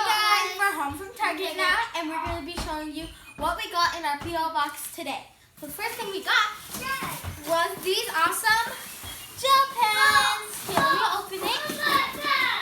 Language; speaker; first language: English; native; English